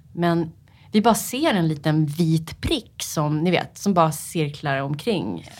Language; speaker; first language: Swedish; native; Swedish